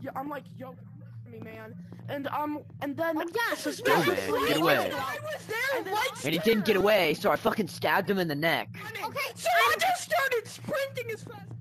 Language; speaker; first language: English; non-native, fluent; Polish